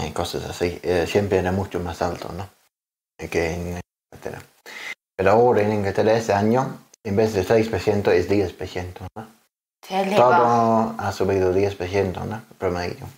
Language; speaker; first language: Spanish; non-native, learner; English